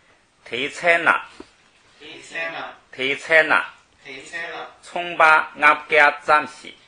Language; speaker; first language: Chinese; native; Chinese